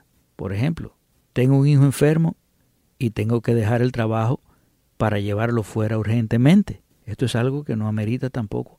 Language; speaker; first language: Spanish; native; Spanish